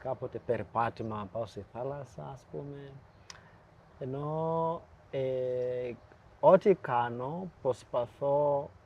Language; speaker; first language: Greek; non-native, fluent; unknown